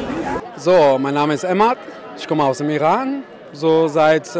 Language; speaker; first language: German; non-native, learner; Persian